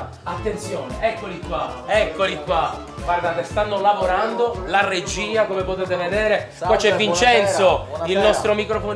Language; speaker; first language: Italian; native; Italian